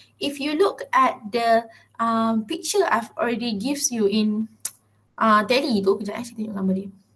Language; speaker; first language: English; non-native, local second language; Malay